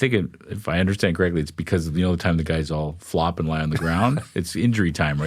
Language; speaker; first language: English; native; English